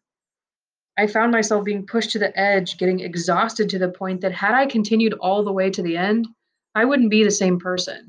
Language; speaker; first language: English; early bilingual, other home language; Persian